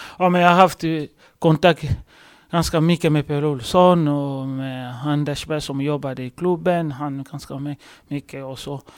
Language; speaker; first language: Swedish; non-native, fluent; Lingala